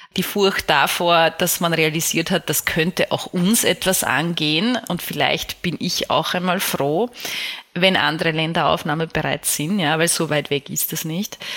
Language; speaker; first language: German; native; German